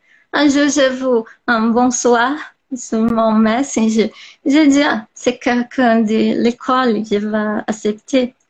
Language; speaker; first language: French; non-native, learner; Portuguese